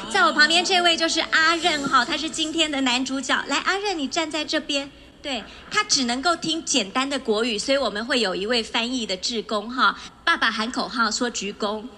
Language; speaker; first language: Chinese; native; Chinese